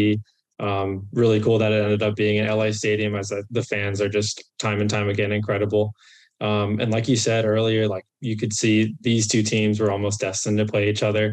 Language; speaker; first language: English; native; English